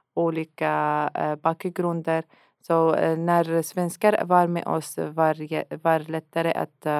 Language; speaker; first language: Swedish; non-native, fluent; Arabic